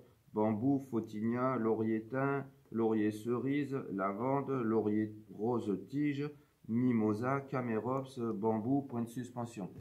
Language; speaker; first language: French; native; French